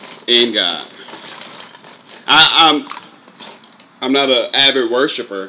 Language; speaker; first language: English; native; English